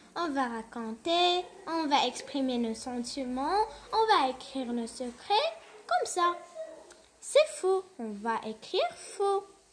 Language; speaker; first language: French; non-native, local second language; Arabic